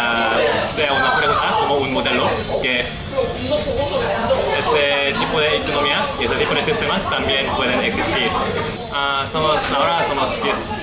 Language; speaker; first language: Spanish; non-native, fluent; Korean